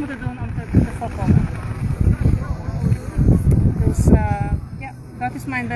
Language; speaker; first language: Dutch; non-native, fluent; Polish